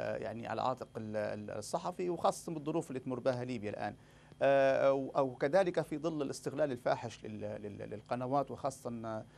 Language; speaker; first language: Arabic; native; Arabic